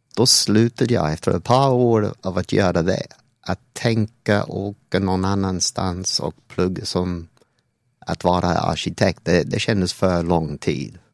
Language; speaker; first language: Swedish; non-native, fluent; English